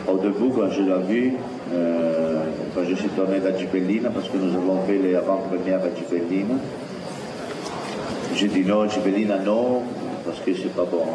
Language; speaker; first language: French; non-native, fluent; Italian